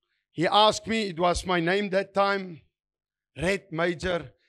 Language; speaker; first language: English; non-native, learner; Afrikaans